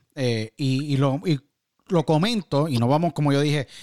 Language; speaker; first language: Spanish; native; Spanish